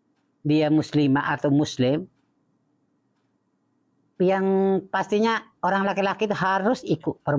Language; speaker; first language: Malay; non-native, fluent; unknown